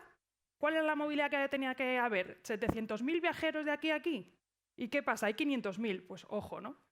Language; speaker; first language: Spanish; native; Spanish